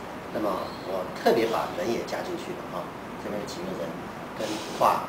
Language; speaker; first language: Chinese; native; Chinese